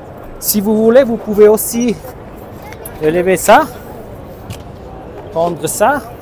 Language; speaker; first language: French; non-native, learner; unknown